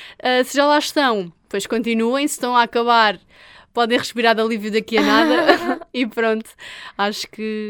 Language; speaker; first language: Portuguese; native; Portuguese